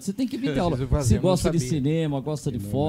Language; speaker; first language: Portuguese; native; Portuguese